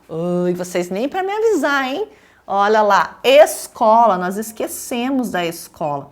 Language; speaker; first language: Portuguese; native; Portuguese